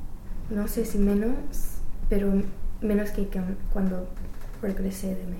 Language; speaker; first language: Spanish; non-native, learner; English